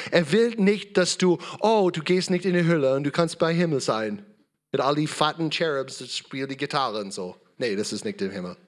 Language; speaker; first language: German; non-native, learner; English